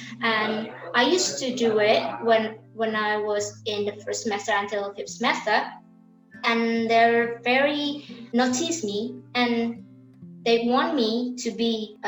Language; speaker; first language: English; non-native, learner; Indonesian